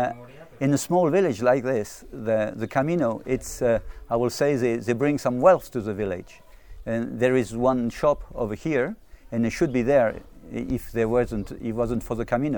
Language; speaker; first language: English; non-native, fluent; French